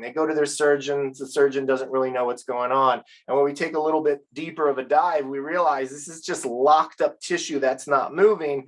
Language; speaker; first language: English; native; English